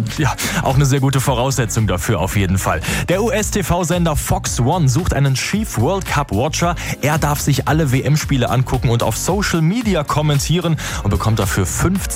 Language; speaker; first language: German; native; German